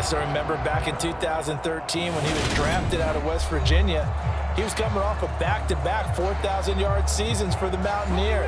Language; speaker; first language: English; native; English